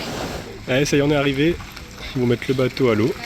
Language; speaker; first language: French; native; French